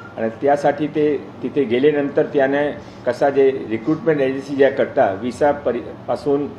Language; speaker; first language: Marathi; non-native, local second language; Hindi